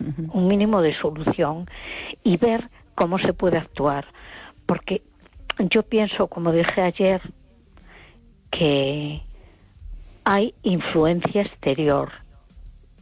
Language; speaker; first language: Spanish; native; Spanish